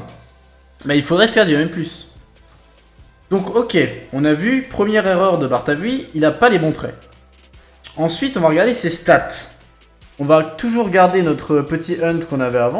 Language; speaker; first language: French; native; French